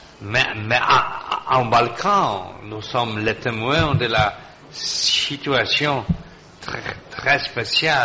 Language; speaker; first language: French; non-native, fluent; Polish